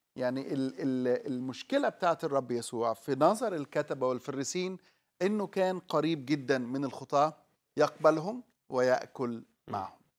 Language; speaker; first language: Arabic; native; Arabic